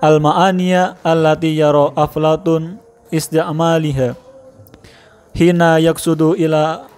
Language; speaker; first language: Arabic; non-native, learner; Indonesian